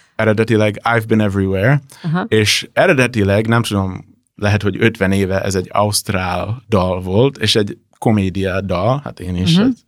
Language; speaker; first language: Hungarian; non-native, fluent; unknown